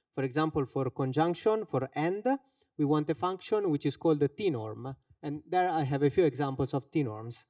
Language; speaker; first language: English; non-native, fluent; Finnish